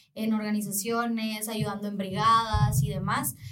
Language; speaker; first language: Spanish; native; Spanish